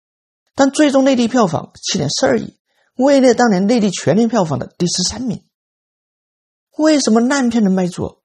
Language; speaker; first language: Chinese; native; Chinese